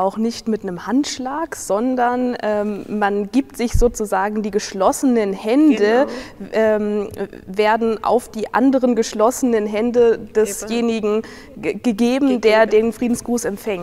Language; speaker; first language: German; native; German